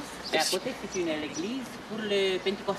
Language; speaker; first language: French; non-native, learner; Romanian